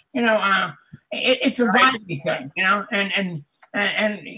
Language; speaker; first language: English; native; English